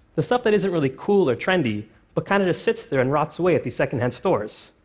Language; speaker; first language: English; native; English